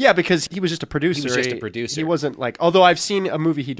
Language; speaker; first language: English; native; English